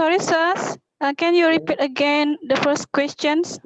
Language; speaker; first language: English; non-native, learner; Indonesian